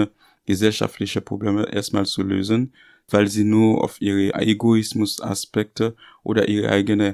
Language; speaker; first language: German; non-native, learner; Haitian Creole